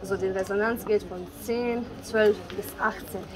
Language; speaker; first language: German; non-native, learner; Bosnian